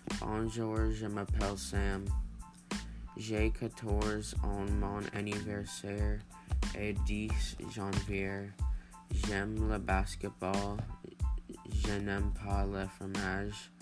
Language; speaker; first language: French; non-native, learner; English